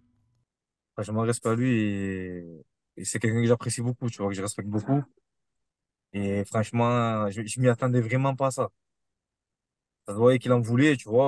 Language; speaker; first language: French; native; French